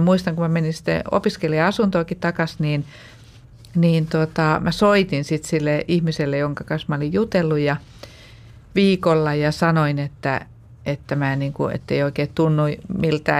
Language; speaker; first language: Finnish; native; Finnish